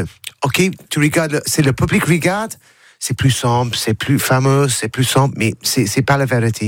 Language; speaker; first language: French; non-native, learner; English